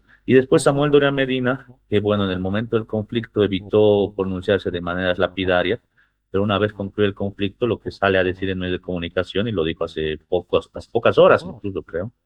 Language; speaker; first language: Spanish; native; Spanish